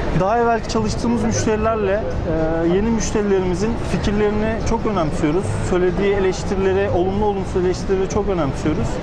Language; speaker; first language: Turkish; early bilingual, heritage; Turkish